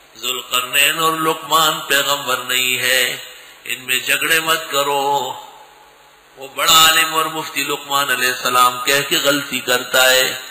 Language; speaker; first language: Urdu; non-native, local second language; Pashto